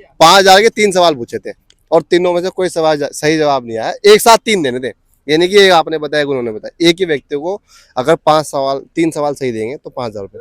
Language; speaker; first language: Hindi; native; Hindi